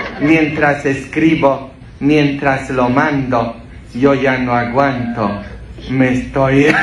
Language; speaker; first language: Spanish; non-native, fluent; Polish